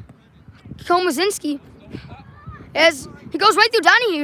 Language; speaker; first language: English; native; English